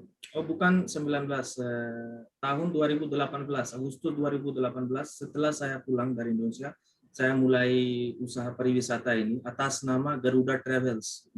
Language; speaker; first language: Indonesian; non-native, fluent; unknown